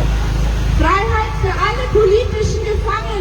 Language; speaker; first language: German; non-native, learner; Oromo